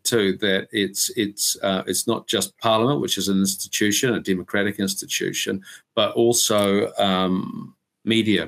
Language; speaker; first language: English; native; English